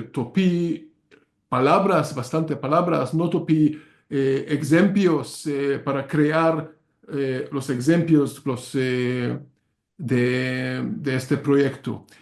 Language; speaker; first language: Spanish; non-native, learner; Hungarian